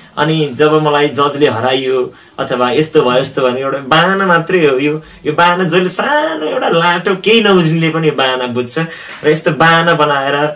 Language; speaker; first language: Nepali; native; Nepali